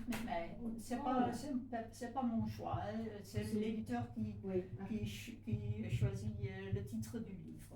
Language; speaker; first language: French; non-native, fluent; Dutch